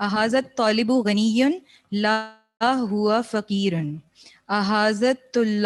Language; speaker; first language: Arabic; non-native, learner; Urdu